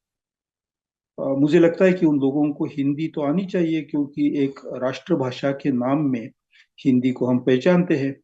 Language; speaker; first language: Hindi; non-native, local second language; Marathi